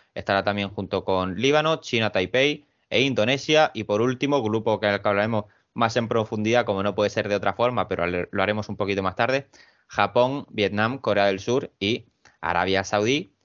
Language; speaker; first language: Spanish; native; Spanish